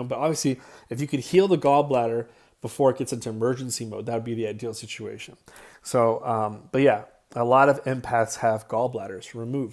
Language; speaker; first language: English; native; English